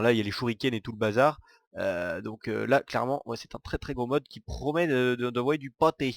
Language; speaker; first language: French; native; French